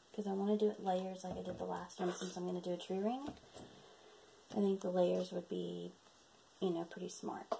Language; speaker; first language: English; native; English